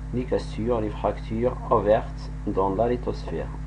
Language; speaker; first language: French; non-native, local second language; Arabic